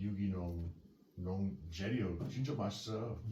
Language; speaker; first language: Korean; non-native, learner; English